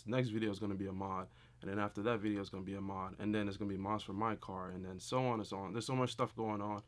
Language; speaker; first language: English; native; English